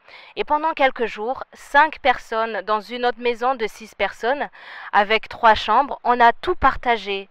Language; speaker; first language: French; non-native, local second language; Rundi